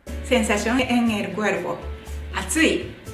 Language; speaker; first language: Spanish; non-native, fluent; Japanese